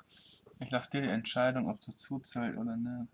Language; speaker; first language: German; native; German